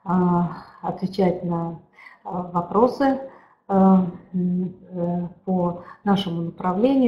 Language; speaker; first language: Russian; native; Russian